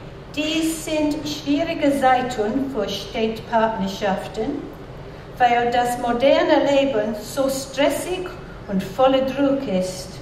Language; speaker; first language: German; non-native, learner; English